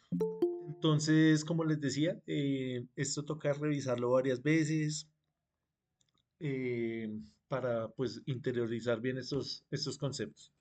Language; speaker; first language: Spanish; native; Spanish